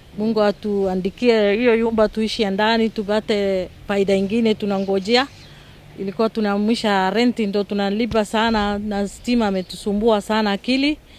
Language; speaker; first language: Swahili; non-native, local second language; Somali